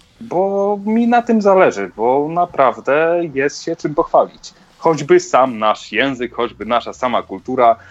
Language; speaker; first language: Polish; native; Polish